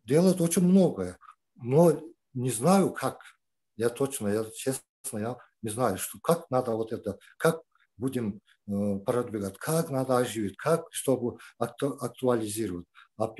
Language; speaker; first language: Russian; non-native, local second language; Kyrgyz